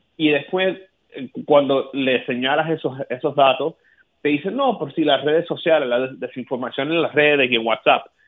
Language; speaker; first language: Spanish; early bilingual, heritage; Spanish